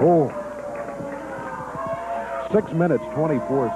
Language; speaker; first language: English; native; English